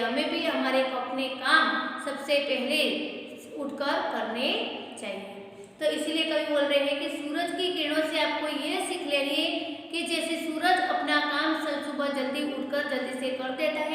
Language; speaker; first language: Hindi; non-native, local second language; Gujarati